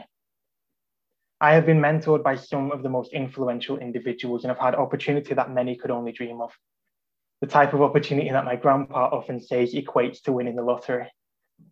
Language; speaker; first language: English; native; English